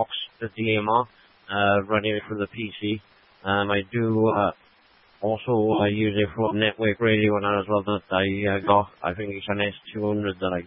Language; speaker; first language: English; native; English